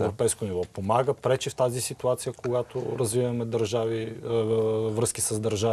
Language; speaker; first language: Bulgarian; native; Bulgarian